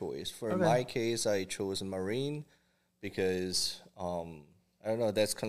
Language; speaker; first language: English; non-native, fluent; Korean